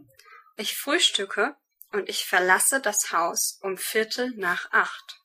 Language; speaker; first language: German; non-native, learner; English